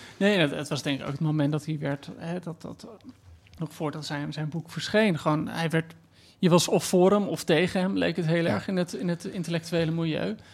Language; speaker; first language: Dutch; native; Dutch